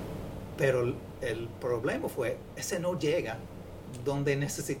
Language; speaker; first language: Spanish; non-native, fluent; English